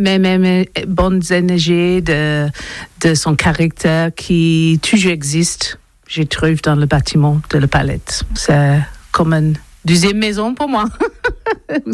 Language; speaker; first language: French; non-native, learner; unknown